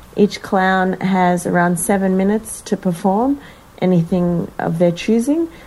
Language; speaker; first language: English; native; English